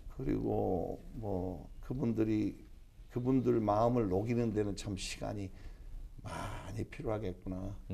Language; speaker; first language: Korean; native; Korean